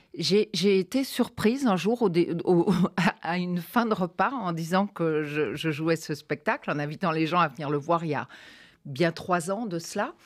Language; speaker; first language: French; native; French